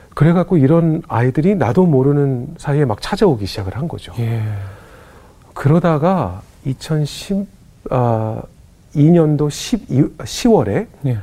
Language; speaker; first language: Korean; native; Korean